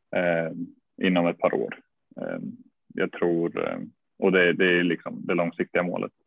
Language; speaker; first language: Swedish; native; Swedish